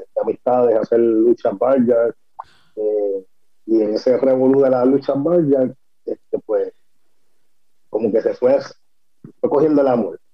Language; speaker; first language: Spanish; native; Spanish